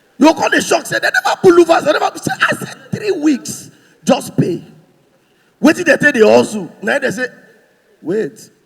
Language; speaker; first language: Nigerian Pidgin; non-native, local second language; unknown